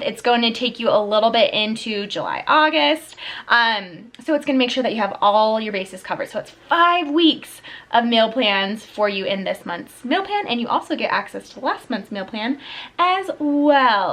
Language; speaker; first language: English; native; English